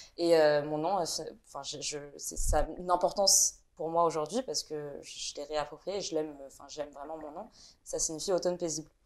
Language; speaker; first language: French; early bilingual, other home language; Vietnamese